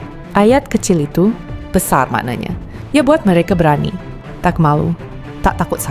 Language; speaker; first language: Malay; native; Malay